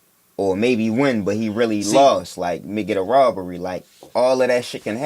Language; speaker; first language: English; native; English